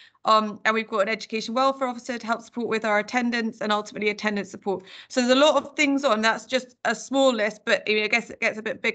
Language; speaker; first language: English; native; English